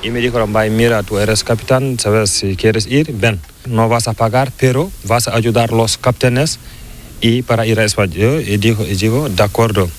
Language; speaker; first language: Spanish; non-native, learner; Fula